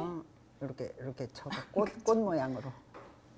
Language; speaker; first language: Korean; native; Korean